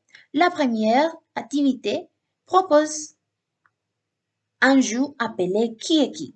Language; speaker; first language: French; non-native, learner; Spanish